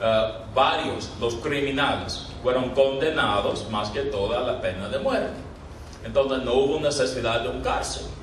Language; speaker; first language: Spanish; non-native, fluent; English